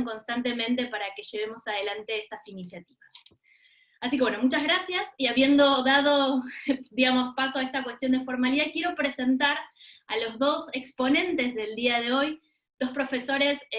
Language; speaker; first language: Spanish; native; Spanish